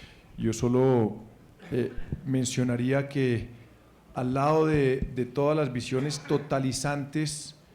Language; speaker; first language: Spanish; native; Spanish